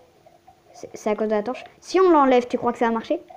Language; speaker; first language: French; native; French